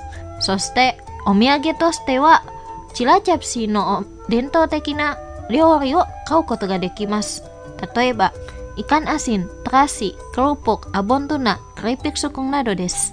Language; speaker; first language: Japanese; non-native, fluent; Indonesian